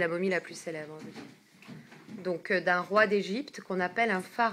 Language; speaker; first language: French; native; French